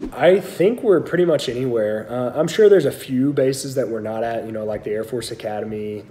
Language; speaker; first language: English; native; English